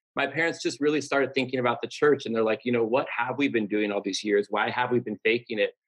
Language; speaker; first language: English; native; English